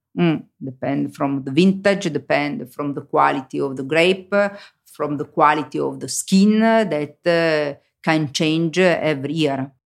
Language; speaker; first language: English; non-native, learner; Italian